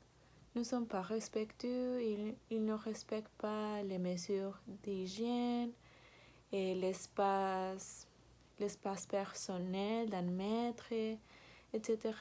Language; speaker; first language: French; non-native, learner; Spanish